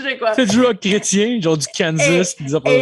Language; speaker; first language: French; native; French